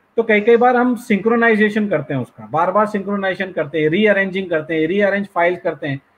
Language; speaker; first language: Hindi; native; Hindi